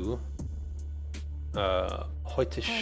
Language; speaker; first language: German; non-native, learner; English